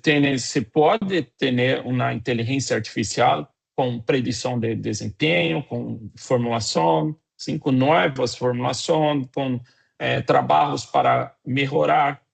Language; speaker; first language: Portuguese; non-native, fluent; Spanish